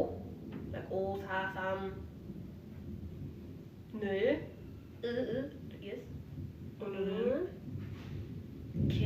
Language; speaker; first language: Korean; non-native, learner; English